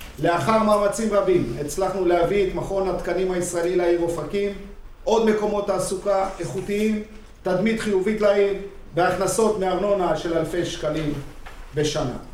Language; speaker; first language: Hebrew; native; Hebrew